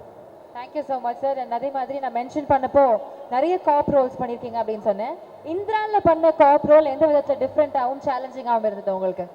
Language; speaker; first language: Tamil; native; Tamil